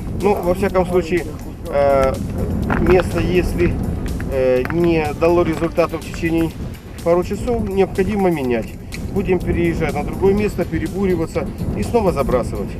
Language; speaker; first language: Russian; native; Russian